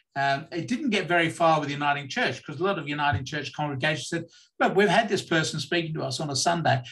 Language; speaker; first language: English; native; English